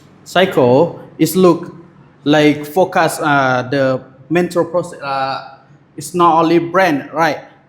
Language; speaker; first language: English; non-native, learner; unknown